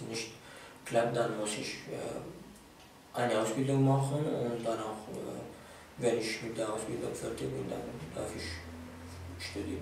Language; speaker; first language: German; non-native, fluent; Arabic